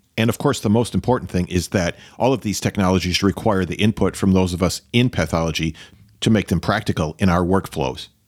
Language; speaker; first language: English; native; English